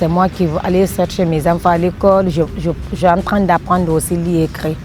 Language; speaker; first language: French; non-native, learner; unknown